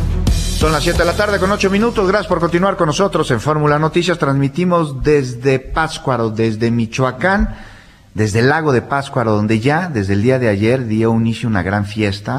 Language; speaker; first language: Spanish; native; Spanish